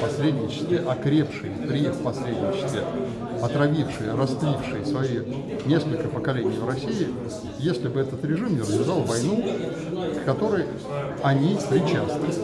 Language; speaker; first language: Russian; native; Russian